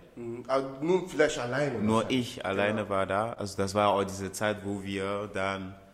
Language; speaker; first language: German; non-native, fluent; Ewe